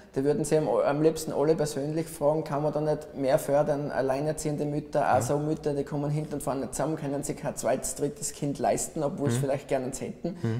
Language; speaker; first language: German; native; German